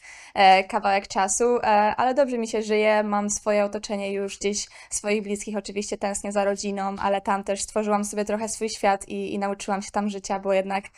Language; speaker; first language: Polish; native; Polish